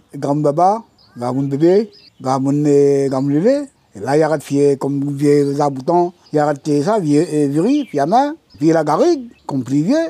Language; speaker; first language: French; non-native, local second language; Réunion Creole French